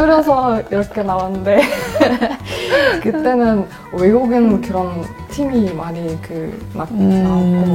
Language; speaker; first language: Korean; non-native, fluent; Mongolian